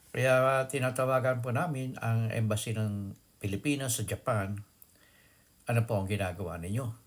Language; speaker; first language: Filipino; native; Filipino